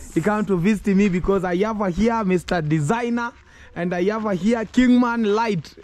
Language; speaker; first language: English; non-native, learner; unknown